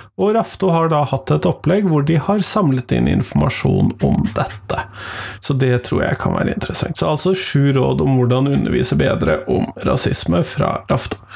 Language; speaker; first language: Norwegian; native; Norwegian